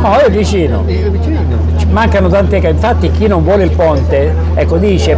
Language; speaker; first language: Italian; native; Italian